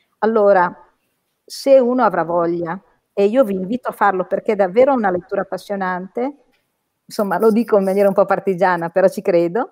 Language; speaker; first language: Italian; native; Italian